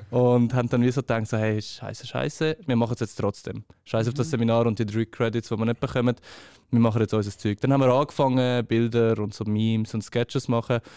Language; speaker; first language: German; early bilingual, other home language; Persian